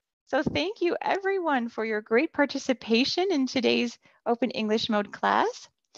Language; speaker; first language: English; native; English